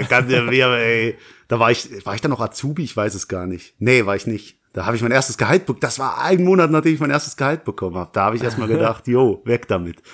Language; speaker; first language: German; native; German